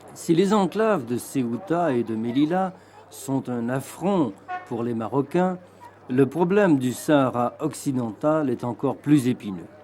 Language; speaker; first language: French; native; French